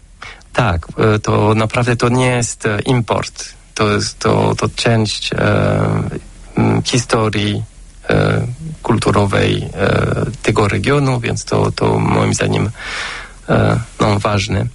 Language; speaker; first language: Polish; non-native, fluent; French